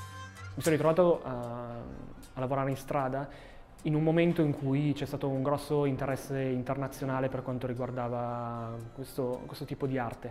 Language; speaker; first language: Italian; native; Italian